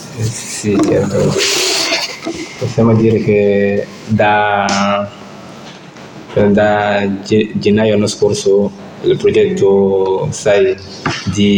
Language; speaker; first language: Italian; non-native, learner; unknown